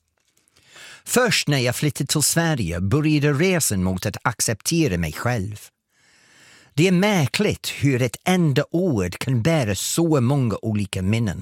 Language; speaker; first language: Swedish; non-native, fluent; English